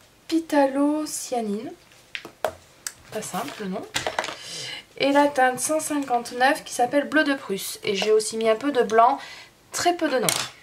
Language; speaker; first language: French; native; French